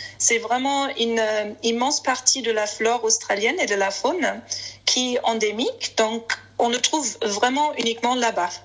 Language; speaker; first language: French; non-native, fluent; German